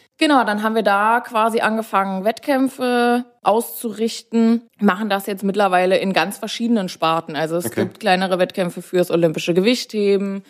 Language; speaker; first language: German; native; German